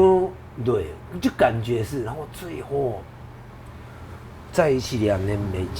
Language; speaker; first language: Chinese; non-native, fluent; Japanese